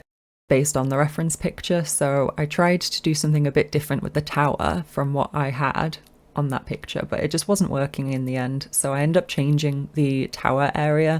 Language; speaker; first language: English; native; English